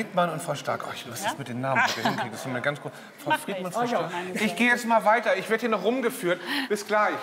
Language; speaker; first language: German; native; German